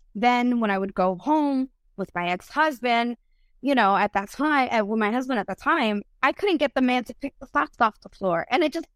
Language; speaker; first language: English; early bilingual, other home language; Spanish